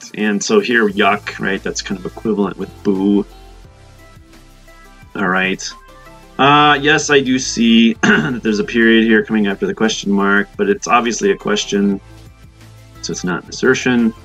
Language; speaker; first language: English; native; English